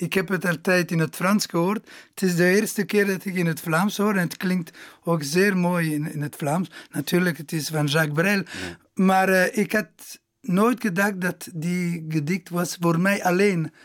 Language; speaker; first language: Dutch; non-native, local second language; Italian